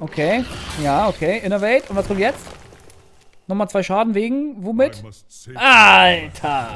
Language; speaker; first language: German; native; German